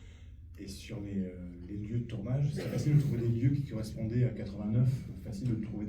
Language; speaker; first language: French; native; French